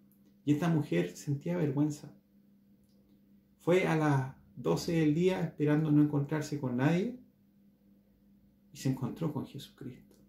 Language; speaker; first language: Spanish; native; Spanish